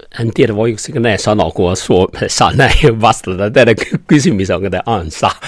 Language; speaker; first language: Finnish; non-native, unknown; Chinese